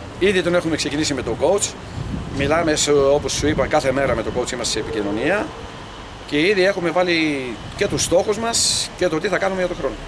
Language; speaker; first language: Greek; early bilingual, heritage; Greek